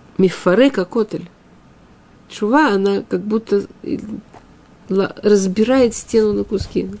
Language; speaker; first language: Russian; early bilingual, heritage; Russian